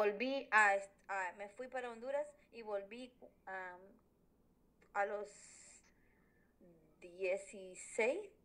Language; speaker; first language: Spanish; early bilingual, heritage; Spanish